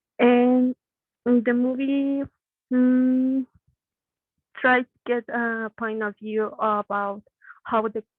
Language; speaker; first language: English; non-native, learner; Spanish